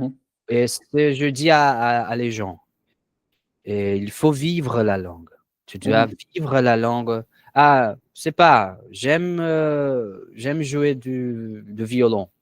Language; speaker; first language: French; non-native, learner; Portuguese